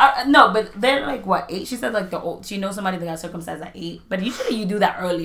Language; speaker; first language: English; non-native, fluent; Spanish